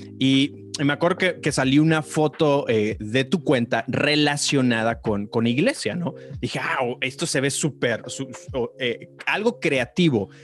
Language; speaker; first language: Spanish; native; Spanish